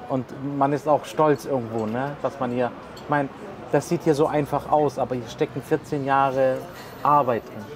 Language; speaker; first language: German; native; German